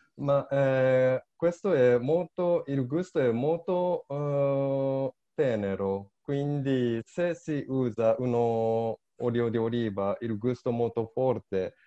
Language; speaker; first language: Italian; non-native, learner; Japanese